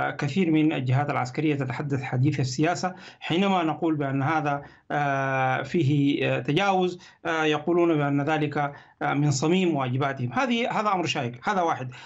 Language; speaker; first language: Arabic; native; Arabic